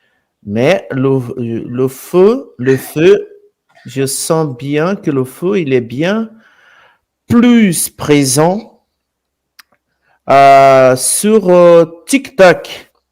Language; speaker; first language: French; non-native, fluent; Portuguese